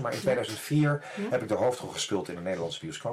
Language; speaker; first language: Dutch; native; Dutch